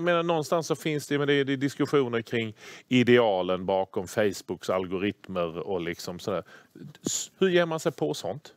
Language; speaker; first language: Swedish; native; Swedish